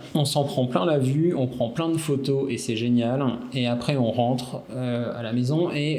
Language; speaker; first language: French; native; French